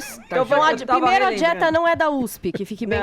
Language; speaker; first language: Portuguese; native; Portuguese